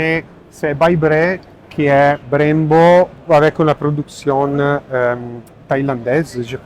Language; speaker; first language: French; non-native, learner; Italian